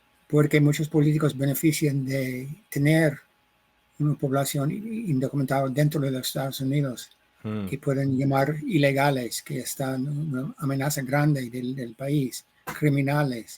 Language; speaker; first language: Spanish; non-native, fluent; English